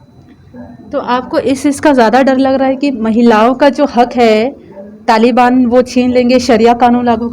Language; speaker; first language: Hindi; native; Hindi